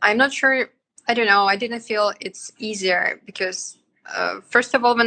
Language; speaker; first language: English; non-native, fluent; Yakut